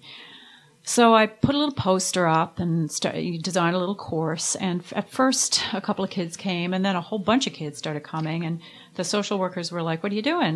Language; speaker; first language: English; native; English